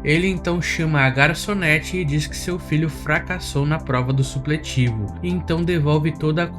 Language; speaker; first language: Portuguese; native; Portuguese